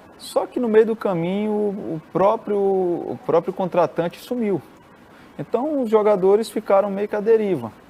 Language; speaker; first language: Portuguese; native; Portuguese